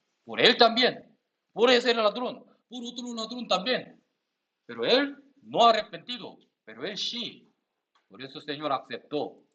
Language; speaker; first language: Spanish; non-native, learner; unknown